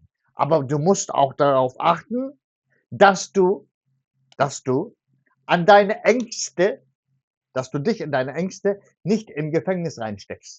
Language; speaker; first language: German; non-native, fluent; Turkish